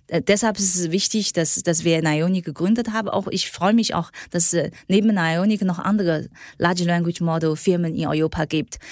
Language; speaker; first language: German; non-native, fluent; Chinese